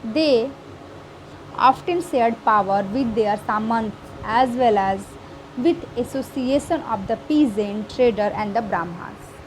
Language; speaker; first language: English; non-native, local second language; Hindi